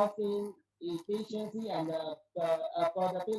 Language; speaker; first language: English; non-native, learner; Chinese